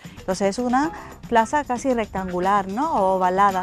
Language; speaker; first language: Spanish; native; Spanish